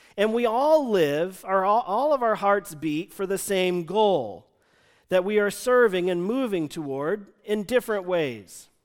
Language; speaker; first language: English; native; English